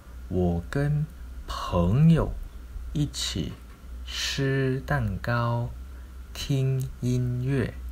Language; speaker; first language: Chinese; non-native, local second language; Malay